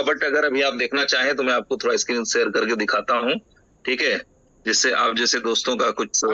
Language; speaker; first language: Hindi; native; Hindi